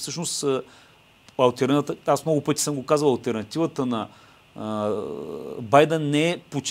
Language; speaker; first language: Bulgarian; native; Bulgarian